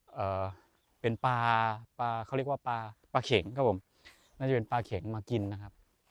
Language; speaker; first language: Thai; non-native, local second language; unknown